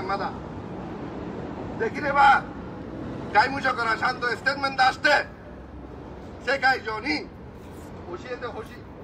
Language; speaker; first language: Japanese; non-native, fluent; Rohingya